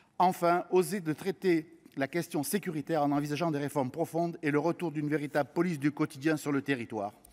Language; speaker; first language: French; native; French